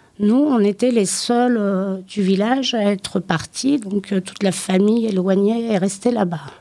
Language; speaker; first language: French; early bilingual, other home language; Turkish